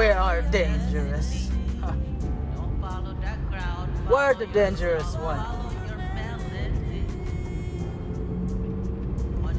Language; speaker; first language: English; non-native, local second language; Cebuano